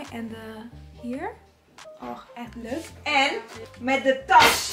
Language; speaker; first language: Dutch; non-native, learner; Italian